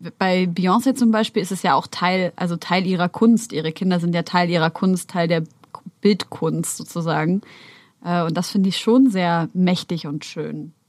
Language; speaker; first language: German; native; German